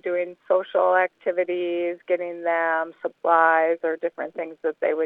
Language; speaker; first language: English; native; English